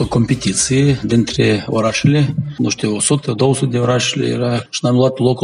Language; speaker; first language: Romanian; non-native, local second language; Gagauz